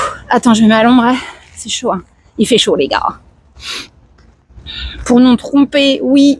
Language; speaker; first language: French; native; French